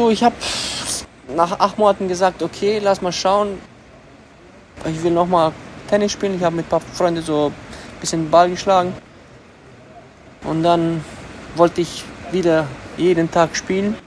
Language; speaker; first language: German; early bilingual, other home language; Romanian